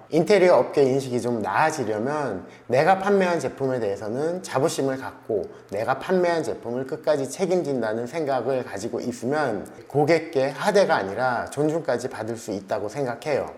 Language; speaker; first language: Korean; native; Korean